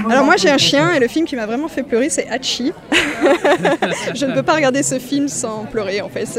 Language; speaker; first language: French; native; French